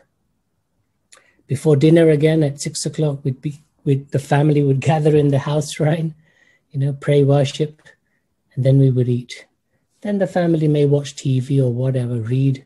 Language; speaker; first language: English; native; English